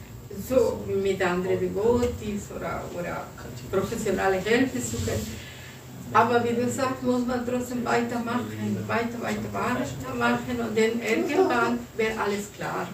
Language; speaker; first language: German; non-native, fluent; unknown